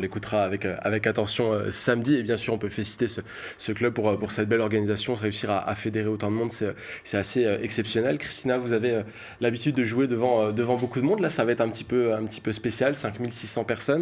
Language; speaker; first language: French; native; French